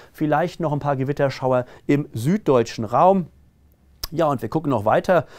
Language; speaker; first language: German; native; German